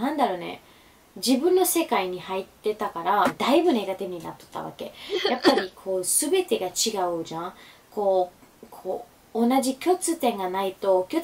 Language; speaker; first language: Japanese; non-native, fluent; Urdu